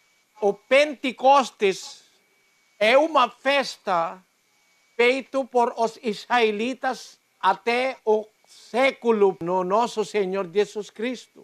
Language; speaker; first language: Portuguese; non-native, learner; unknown